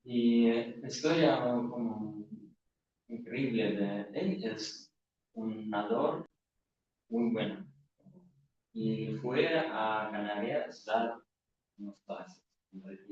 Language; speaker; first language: Spanish; non-native, learner; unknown